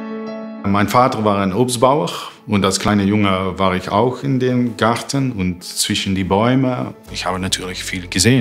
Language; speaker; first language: German; non-native, fluent; Dutch